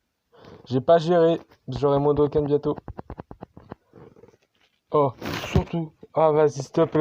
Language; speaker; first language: French; native; French